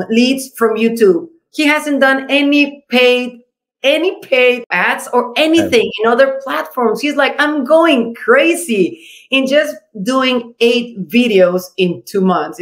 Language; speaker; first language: English; non-native, fluent; Spanish